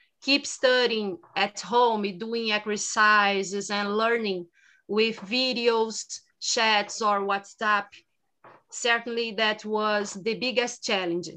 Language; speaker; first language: English; non-native, learner; Portuguese